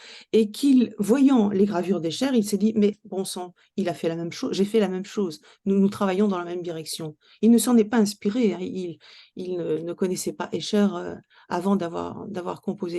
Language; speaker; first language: French; native; French